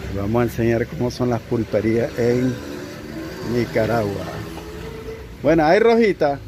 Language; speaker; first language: Spanish; native; Spanish